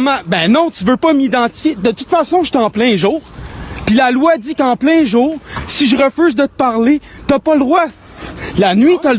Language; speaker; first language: French; native; French